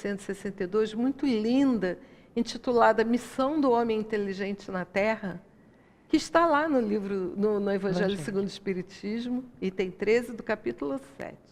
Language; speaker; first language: Portuguese; native; Portuguese